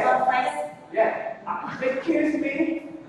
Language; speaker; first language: English; non-native, learner; Vietnamese